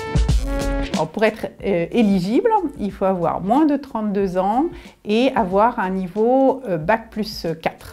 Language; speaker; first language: French; native; French